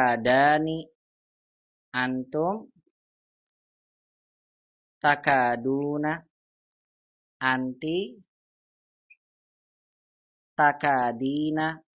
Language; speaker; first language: Arabic; non-native, fluent; Indonesian